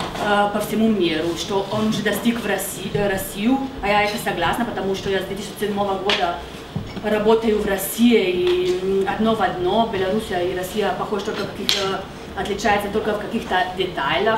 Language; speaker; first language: Russian; non-native, fluent; Slovenian